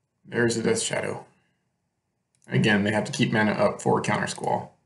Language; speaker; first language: English; native; English